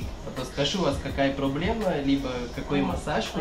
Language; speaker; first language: Russian; non-native, learner; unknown